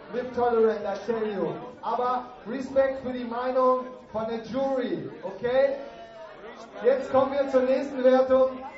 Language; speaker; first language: German; native; German